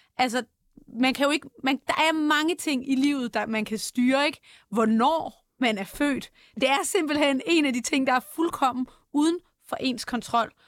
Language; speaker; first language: Danish; native; Danish